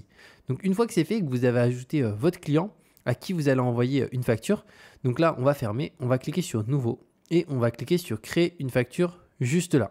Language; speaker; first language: French; native; French